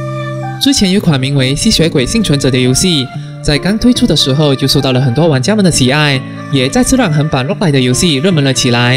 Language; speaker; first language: Chinese; native; Chinese